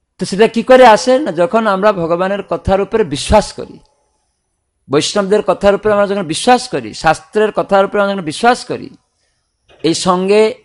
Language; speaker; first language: Bangla; non-native, fluent; Odia